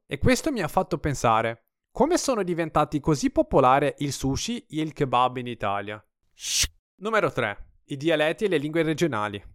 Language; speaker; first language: Italian; non-native, fluent; Portuguese